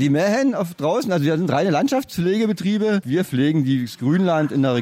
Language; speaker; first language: German; native; German